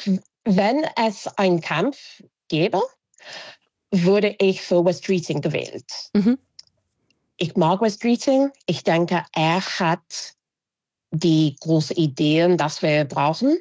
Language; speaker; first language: German; non-native, fluent; English